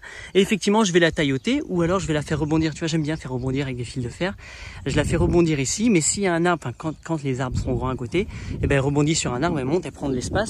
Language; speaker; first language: French; native; French